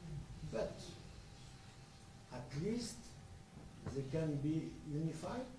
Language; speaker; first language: English; non-native, learner; French